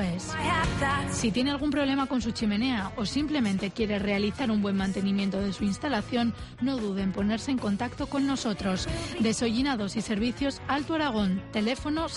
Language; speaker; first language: Spanish; native; Spanish